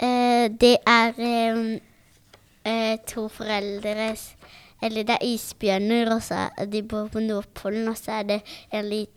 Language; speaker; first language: Norwegian; early bilingual, other home language; French